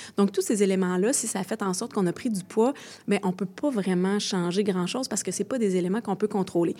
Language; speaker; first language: French; native; French